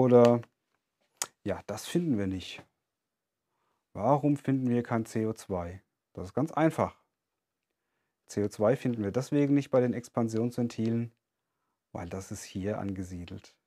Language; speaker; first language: German; native; German